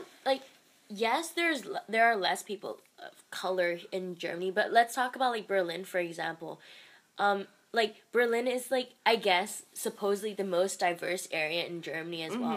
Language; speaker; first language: English; non-native, local second language; Cantonese